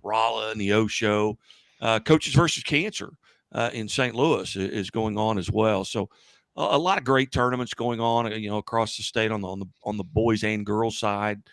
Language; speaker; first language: English; native; English